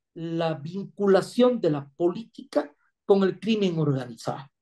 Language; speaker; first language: Spanish; native; Spanish